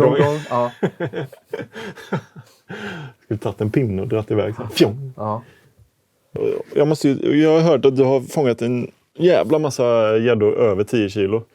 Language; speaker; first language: Swedish; native; Swedish